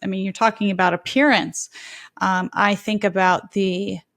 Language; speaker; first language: English; native; English